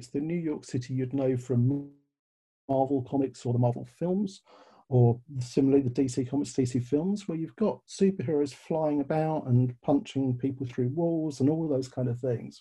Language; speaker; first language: English; native; English